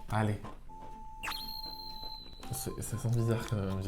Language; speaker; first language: French; native; French